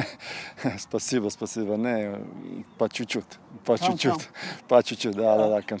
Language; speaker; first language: Russian; non-native, fluent; Serbian